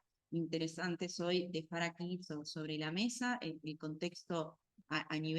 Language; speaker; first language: Spanish; native; Spanish